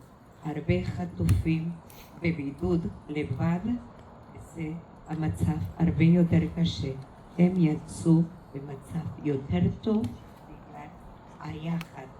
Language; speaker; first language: Hebrew; non-native, fluent; Spanish